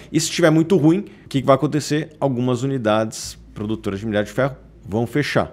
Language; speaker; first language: Portuguese; native; Portuguese